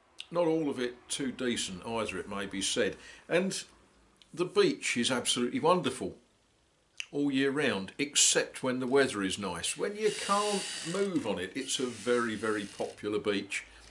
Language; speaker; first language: English; native; English